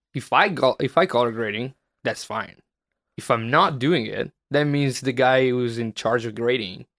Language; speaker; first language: English; non-native, fluent; Italian